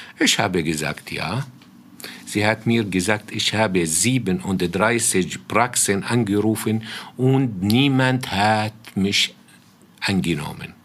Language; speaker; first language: German; non-native, fluent; Arabic